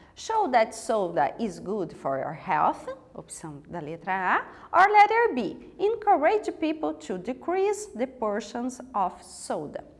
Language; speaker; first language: English; non-native, fluent; Portuguese